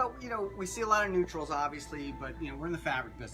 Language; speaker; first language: English; native; English